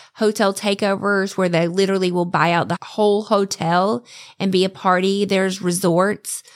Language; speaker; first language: English; native; English